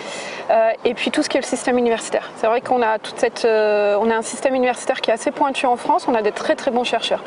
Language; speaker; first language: French; native; French